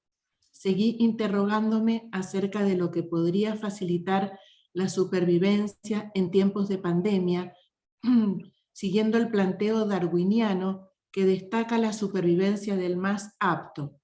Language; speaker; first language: Spanish; native; Spanish